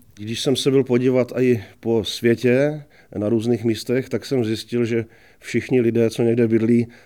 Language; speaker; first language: Czech; native; Czech